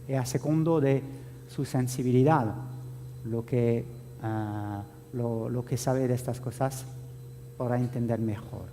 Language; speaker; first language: Spanish; non-native, fluent; French